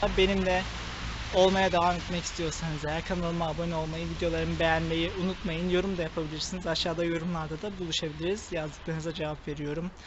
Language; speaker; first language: Turkish; native; Turkish